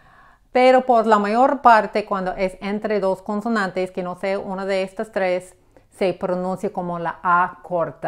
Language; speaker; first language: Spanish; non-native, fluent; English